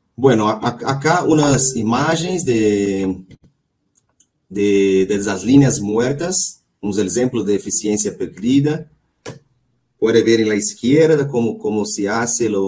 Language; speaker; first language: Spanish; non-native, learner; Portuguese